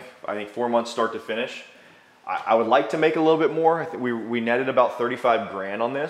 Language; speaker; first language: English; native; English